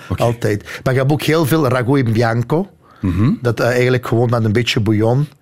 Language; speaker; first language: Dutch; native; Dutch